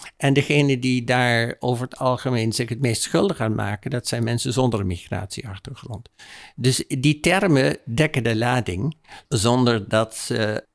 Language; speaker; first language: Dutch; native; Dutch